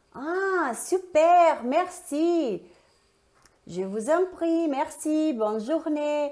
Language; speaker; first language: French; non-native, fluent; Portuguese